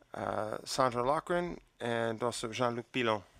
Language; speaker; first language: English; native; English